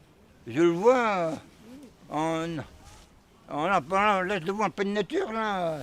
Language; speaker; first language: French; native; French